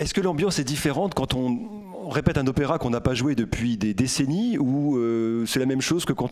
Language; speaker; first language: French; native; French